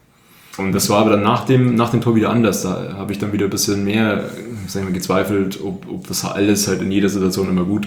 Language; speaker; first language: German; native; German